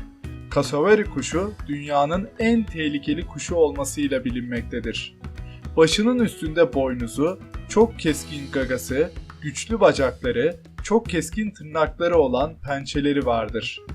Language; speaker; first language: Turkish; native; Turkish